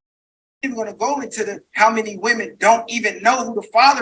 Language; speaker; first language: English; native; English